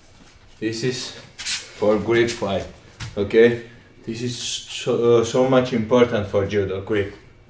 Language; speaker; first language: English; non-native, learner; Greek